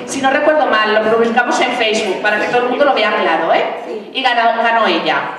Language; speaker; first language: Spanish; native; Spanish